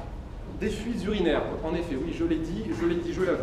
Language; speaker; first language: French; native; French